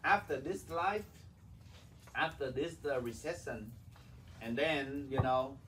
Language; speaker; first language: English; non-native, learner; Vietnamese